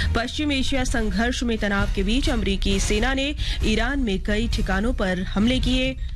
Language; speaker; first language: Hindi; native; Hindi